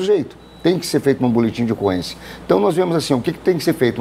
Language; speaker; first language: Portuguese; native; Portuguese